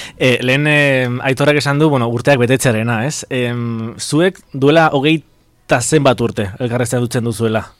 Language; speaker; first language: Basque; native; Basque